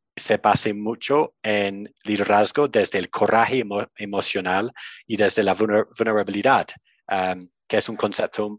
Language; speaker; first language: Spanish; non-native, fluent; English